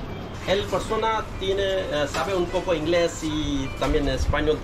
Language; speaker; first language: Spanish; non-native, learner; Hindi